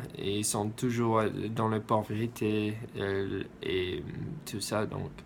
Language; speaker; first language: French; non-native, learner; English